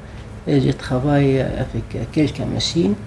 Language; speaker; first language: French; non-native, learner; Arabic